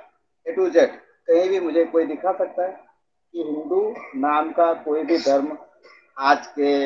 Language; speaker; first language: Hindi; native; Hindi